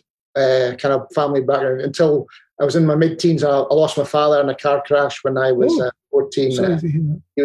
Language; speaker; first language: English; native; English